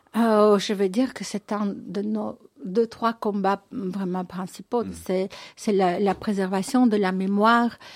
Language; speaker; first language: French; non-native, fluent; Russian